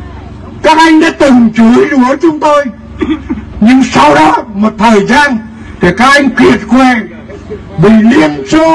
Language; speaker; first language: Vietnamese; native; Vietnamese